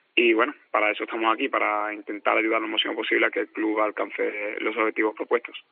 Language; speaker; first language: Spanish; native; Spanish